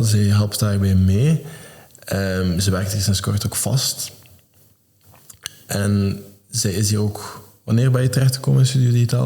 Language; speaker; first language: Dutch; native; Dutch